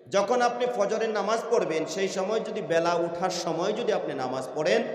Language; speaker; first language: Bangla; non-native, local second language; Assamese